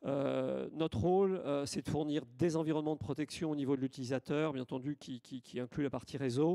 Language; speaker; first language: French; native; French